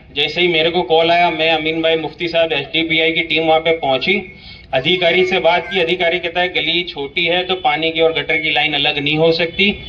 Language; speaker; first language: Hindi; non-native, local second language; Gujarati